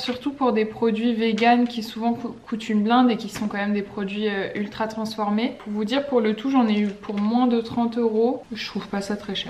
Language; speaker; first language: French; native; French